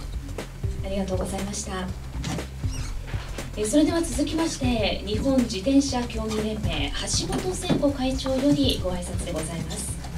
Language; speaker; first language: Japanese; native; Japanese